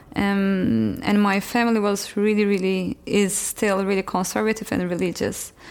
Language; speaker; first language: English; non-native, fluent; Turkish